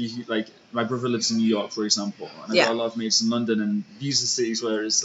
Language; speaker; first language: English; native; English